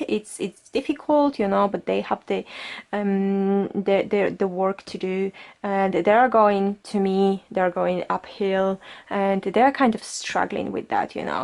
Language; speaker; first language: English; non-native, fluent; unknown